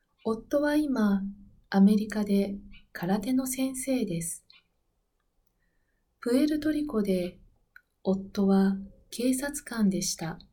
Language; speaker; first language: Japanese; non-native, learner; Spanish